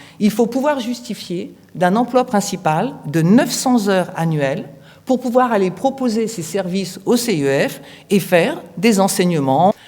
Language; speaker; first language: French; native; French